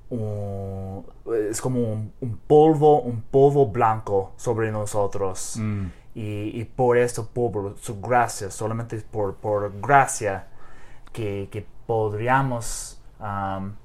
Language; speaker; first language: Spanish; non-native, learner; English